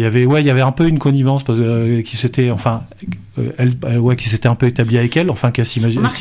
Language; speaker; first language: French; native; French